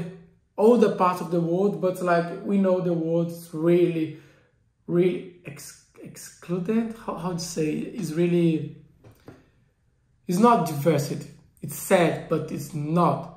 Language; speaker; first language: English; non-native, learner; Portuguese